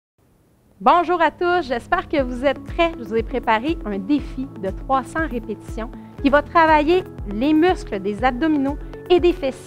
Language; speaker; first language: French; native; French